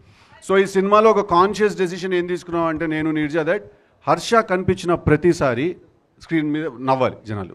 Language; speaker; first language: Telugu; native; Telugu